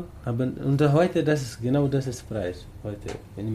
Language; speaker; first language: German; non-native, learner; Tamasheq